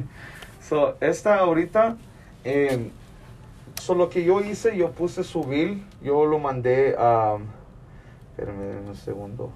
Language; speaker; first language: Spanish; early bilingual, other home language; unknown